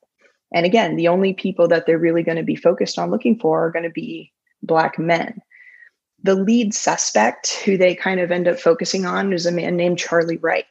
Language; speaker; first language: English; native; English